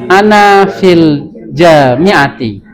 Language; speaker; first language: Arabic; non-native, learner; Indonesian